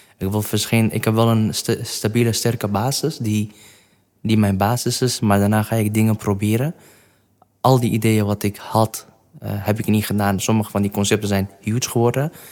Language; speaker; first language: Dutch; non-native, fluent; Kurdish